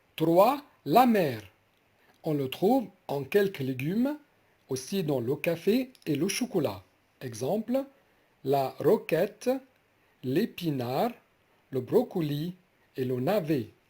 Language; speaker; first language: French; non-native, fluent; Arabic